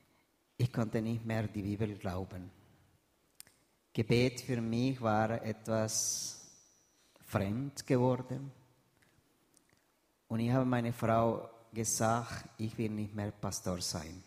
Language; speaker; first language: German; non-native, fluent; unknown